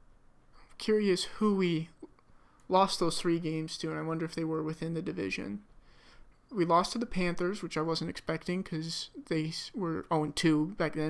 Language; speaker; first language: English; native; English